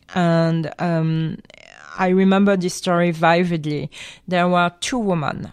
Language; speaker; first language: English; non-native, fluent; French